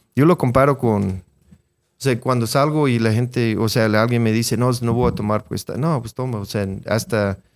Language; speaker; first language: Spanish; non-native, fluent; English